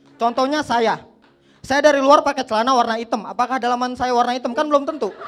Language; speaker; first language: Indonesian; native; Indonesian